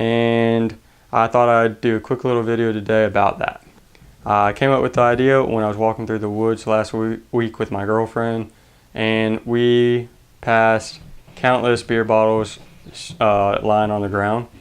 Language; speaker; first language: English; native; English